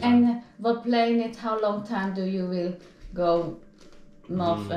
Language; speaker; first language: English; non-native, learner; Swedish